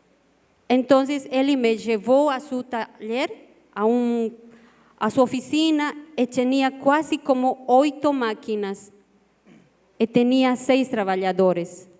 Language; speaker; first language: Portuguese; non-native, learner; Spanish